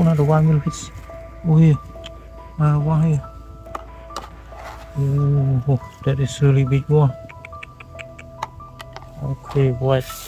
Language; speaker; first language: English; non-native, learner; Khmer